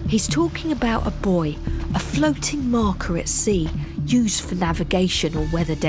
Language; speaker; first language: English; native; English